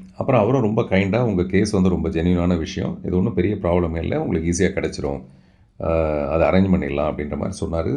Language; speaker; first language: Tamil; non-native, local second language; Telugu